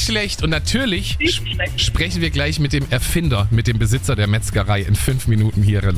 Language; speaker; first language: German; native; German